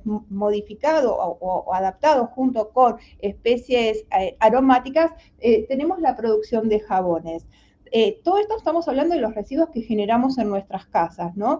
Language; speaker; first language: Spanish; native; Spanish